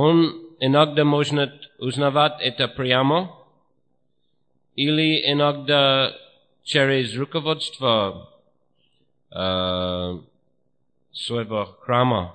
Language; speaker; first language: Russian; non-native, fluent; English